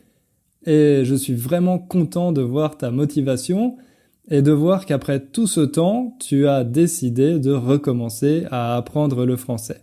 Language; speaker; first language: French; native; French